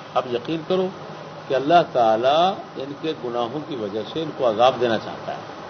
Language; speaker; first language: Urdu; non-native, local second language; Saraiki